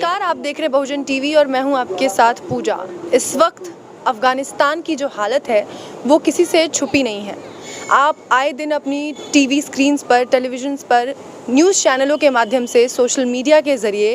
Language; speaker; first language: Hindi; native; Hindi